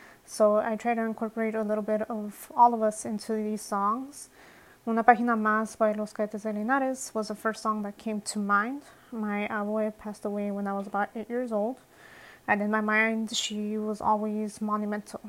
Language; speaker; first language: English; early bilingual, other home language; Spanish